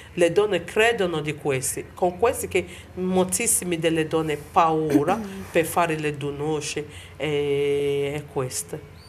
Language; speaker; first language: Italian; non-native, learner; Bini